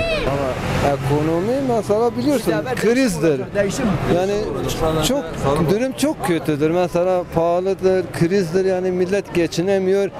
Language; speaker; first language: Turkish; non-native, local second language; Kurdish